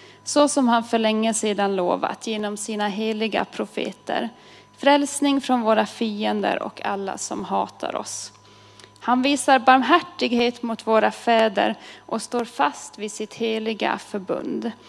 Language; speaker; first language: Swedish; native; Swedish